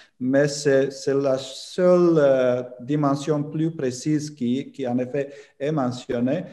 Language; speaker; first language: French; non-native, fluent; Romanian